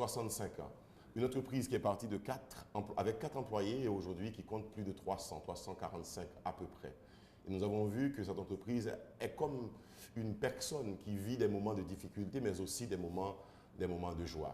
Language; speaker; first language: French; non-native, local second language; Haitian Creole